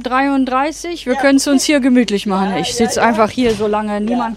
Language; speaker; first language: German; native; German